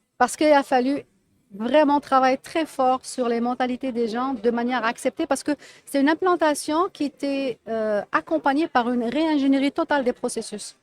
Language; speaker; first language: French; non-native, local second language; Arabic